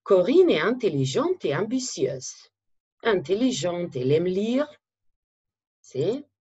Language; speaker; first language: French; non-native, fluent; Macedonian